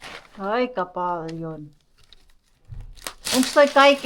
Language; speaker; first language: Finnish; non-native, learner; Filipino